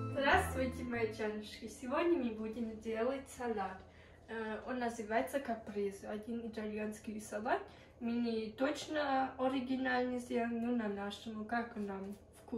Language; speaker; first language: Russian; early bilingual, heritage; Russian